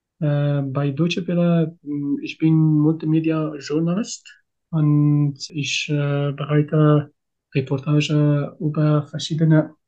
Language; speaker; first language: German; non-native, learner; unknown